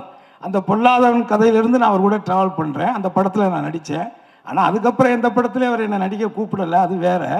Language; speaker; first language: Tamil; native; Tamil